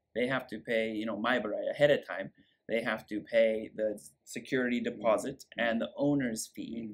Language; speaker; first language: English; native; English